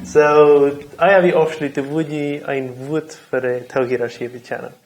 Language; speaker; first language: German; non-native, local second language; Plautdietsch